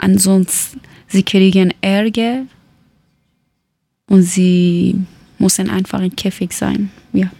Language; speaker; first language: German; non-native, learner; Persian